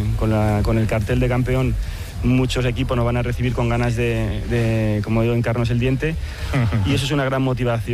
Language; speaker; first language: Spanish; native; Spanish